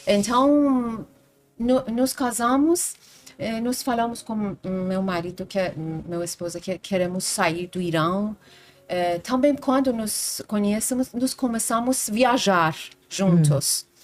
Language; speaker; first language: Portuguese; non-native, learner; Persian